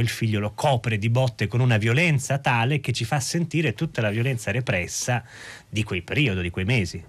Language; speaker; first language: Italian; native; Italian